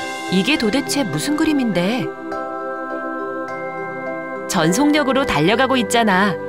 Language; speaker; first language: Korean; native; Korean